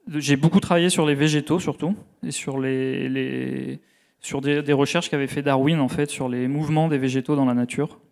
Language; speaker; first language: French; native; French